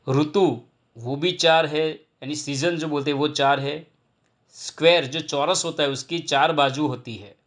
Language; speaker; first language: Hindi; non-native, local second language; Gujarati